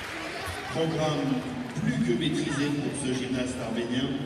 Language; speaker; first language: French; native; French